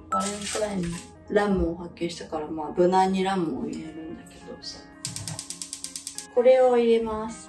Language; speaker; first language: Japanese; native; Japanese